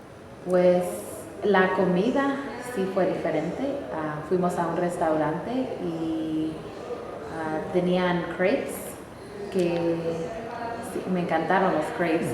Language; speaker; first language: Spanish; early bilingual, other home language; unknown